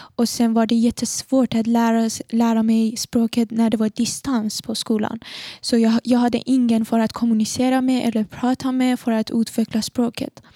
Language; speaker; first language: Swedish; non-native, fluent; Persian